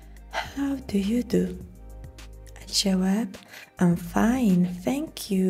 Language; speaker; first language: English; non-native, fluent; Arabic